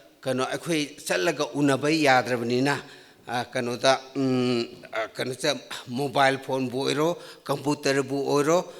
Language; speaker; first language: Manipuri; non-native, local second language; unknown